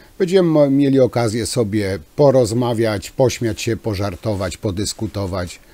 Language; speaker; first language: Polish; native; Polish